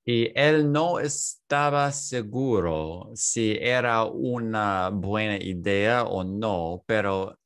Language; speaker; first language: Spanish; non-native, learner; English